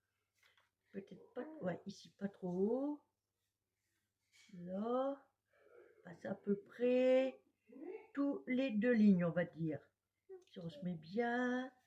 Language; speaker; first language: French; native; French